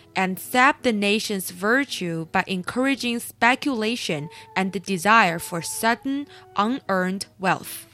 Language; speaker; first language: English; non-native, fluent; Chinese